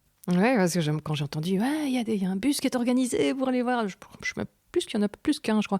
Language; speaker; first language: French; native; French